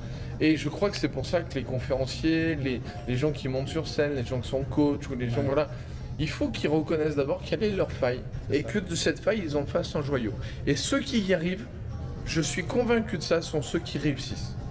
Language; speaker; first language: French; native; French